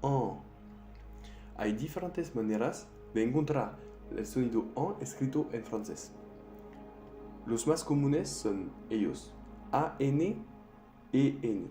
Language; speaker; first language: Spanish; non-native, fluent; French